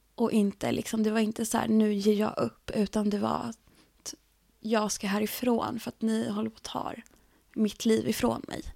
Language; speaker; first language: Swedish; native; Swedish